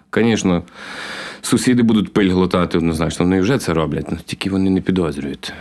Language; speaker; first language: Ukrainian; native; Ukrainian